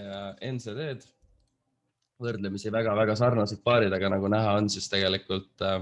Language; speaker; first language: Estonian; native; Estonian